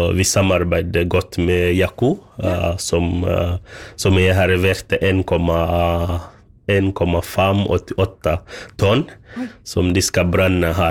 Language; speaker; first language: Norwegian; non-native, learner; Swahili